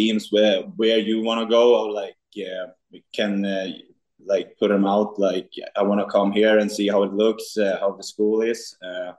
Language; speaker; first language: English; non-native, fluent; Swedish